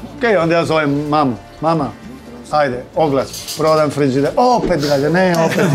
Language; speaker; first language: Croatian; non-native, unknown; Spanish